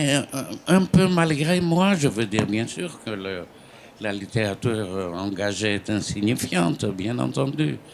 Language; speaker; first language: French; non-native, fluent; Greek